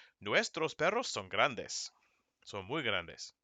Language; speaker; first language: Spanish; non-native, fluent; English